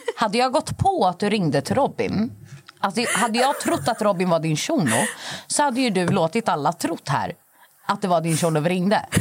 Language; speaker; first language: Swedish; native; Swedish